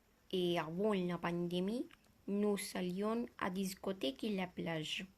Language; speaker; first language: French; non-native, learner; Spanish